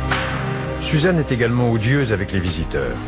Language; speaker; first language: French; native; French